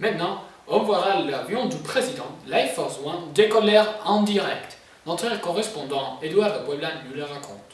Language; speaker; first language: French; non-native, learner; Spanish